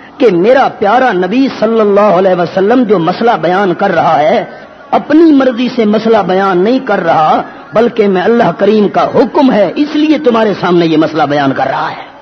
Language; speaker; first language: Urdu; non-native, local second language; Pashto